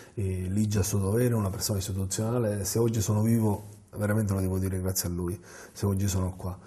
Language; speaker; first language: Italian; native; Italian